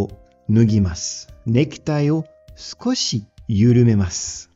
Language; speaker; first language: Japanese; non-native, fluent; French